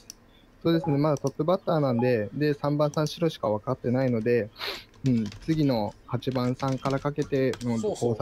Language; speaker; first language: Japanese; native; Japanese